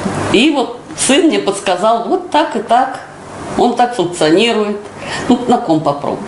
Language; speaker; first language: Russian; native; Russian